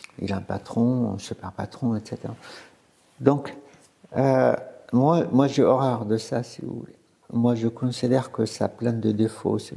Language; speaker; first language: French; non-native, fluent; Arabic